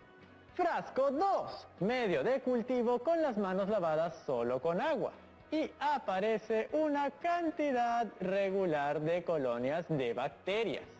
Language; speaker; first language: Spanish; native; Spanish